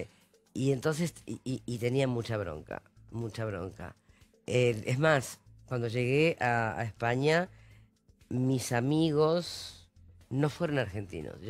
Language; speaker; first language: Spanish; native; Spanish